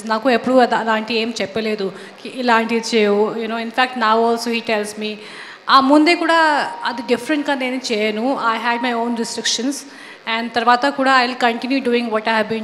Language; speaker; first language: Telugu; non-native, fluent; Hindi